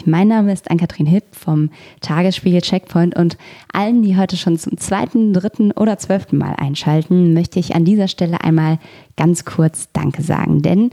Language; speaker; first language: German; native; German